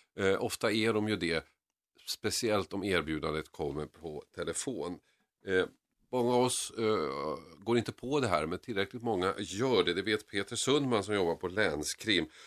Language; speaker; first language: Swedish; native; Swedish